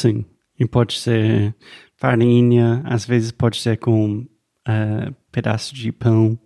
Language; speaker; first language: Portuguese; non-native, fluent; English